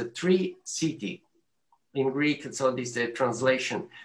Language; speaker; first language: English; non-native, learner; Arabic